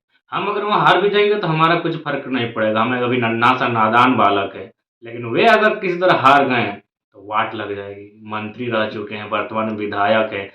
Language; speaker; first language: Hindi; non-native, local second language; Magahi